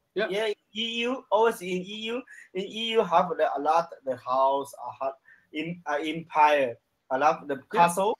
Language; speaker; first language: English; non-native, learner; Chinese